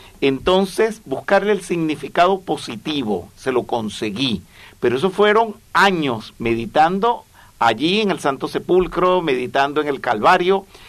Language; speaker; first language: Spanish; native; Spanish